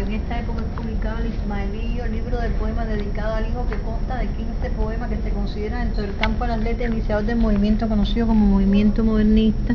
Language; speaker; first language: Spanish; native; Spanish